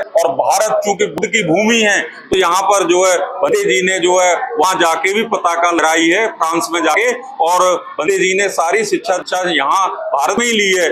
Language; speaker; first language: Hindi; native; Hindi